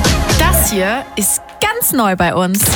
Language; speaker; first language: German; native; German